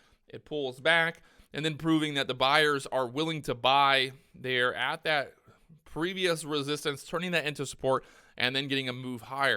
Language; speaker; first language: English; native; English